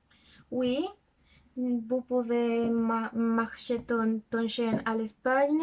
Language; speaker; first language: French; non-native, learner; Spanish